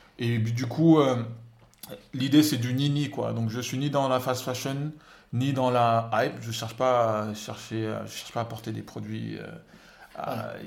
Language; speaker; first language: French; non-native, local second language; Wolof